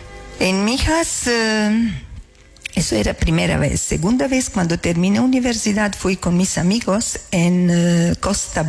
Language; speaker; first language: Spanish; non-native, learner; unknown